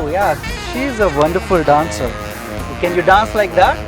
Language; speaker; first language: English; non-native, local second language; Hindi